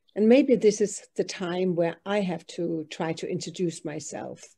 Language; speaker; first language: English; non-native, fluent; Danish